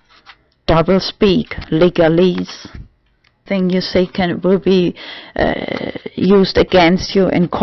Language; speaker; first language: English; non-native, learner; German